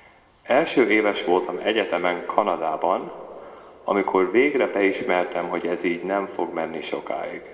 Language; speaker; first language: Hungarian; early bilingual, heritage; Hungarian